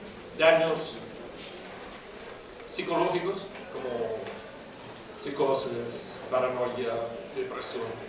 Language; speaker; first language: Spanish; non-native, fluent; English